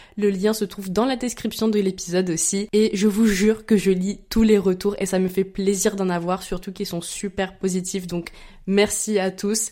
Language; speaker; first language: French; native; French